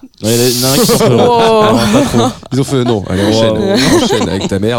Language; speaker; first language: French; native; French